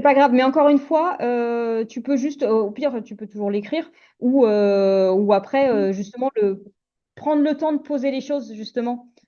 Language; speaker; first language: French; native; French